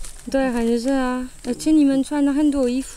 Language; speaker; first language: Chinese; non-native, learner; French